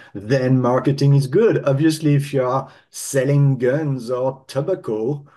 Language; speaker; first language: English; non-native, fluent; French